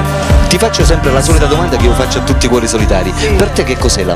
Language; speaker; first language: Italian; native; Italian